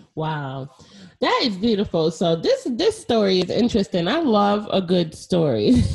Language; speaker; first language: English; native; English